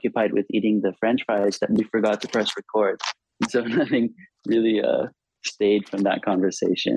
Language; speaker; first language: English; non-native, fluent; Hebrew